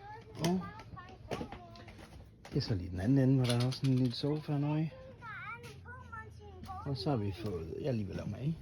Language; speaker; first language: Danish; native; Danish